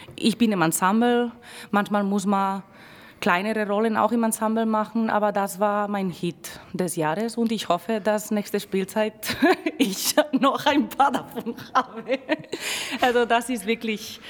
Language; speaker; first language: German; non-native, fluent; Spanish